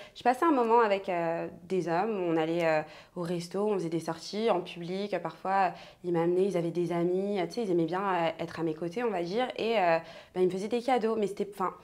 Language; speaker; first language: French; native; French